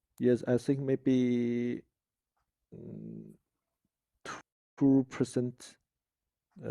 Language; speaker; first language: English; non-native, learner; Chinese